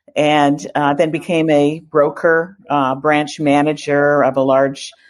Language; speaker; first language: English; native; English